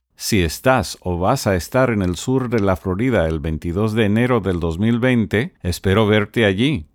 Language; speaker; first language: Spanish; non-native, fluent; English